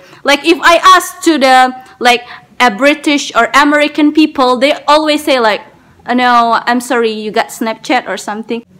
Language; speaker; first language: English; non-native, learner; Indonesian